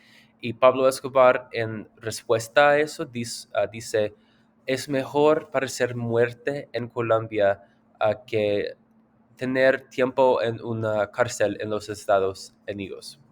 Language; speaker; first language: Spanish; non-native, learner; English